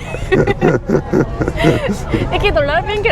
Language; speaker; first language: Turkish; non-native, learner; Korean